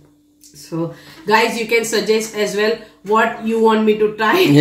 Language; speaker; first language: English; non-native, local second language; Gujarati